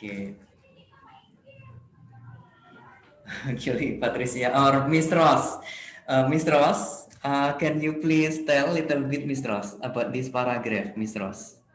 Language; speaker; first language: English; non-native, fluent; Indonesian